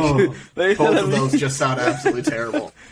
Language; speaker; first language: English; native; English